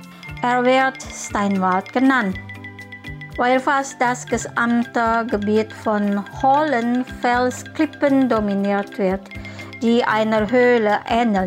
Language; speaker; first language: German; non-native, fluent; Indonesian